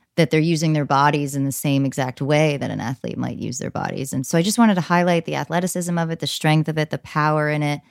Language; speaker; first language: English; native; English